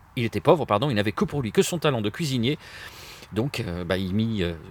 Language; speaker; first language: French; native; French